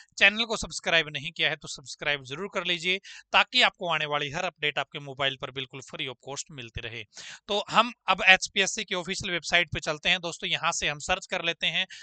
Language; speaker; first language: Hindi; native; Hindi